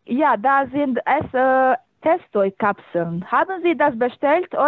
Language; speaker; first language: German; non-native, learner; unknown